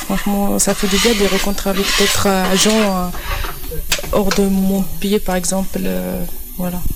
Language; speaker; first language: French; non-native, local second language; Arabic